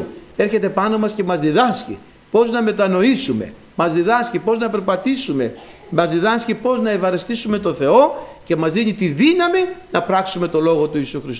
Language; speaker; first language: Greek; native; Greek